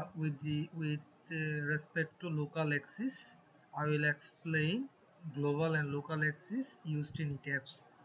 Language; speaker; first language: English; non-native, local second language; Bangla